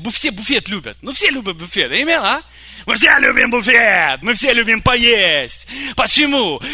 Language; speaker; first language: Russian; early bilingual, other home language; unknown